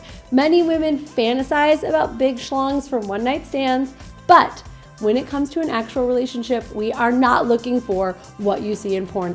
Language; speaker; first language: English; native; English